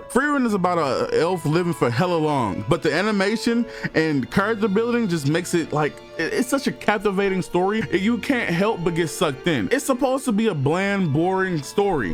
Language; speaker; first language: English; native; English